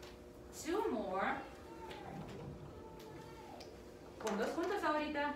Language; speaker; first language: Spanish; early bilingual, heritage; Spanish